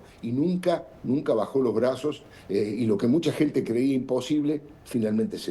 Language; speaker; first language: Spanish; native; Spanish